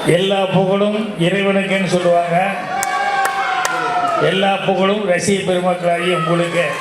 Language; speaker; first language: Tamil; native; Tamil